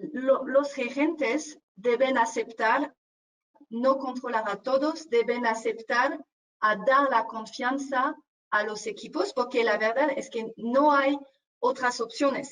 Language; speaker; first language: Spanish; non-native, fluent; French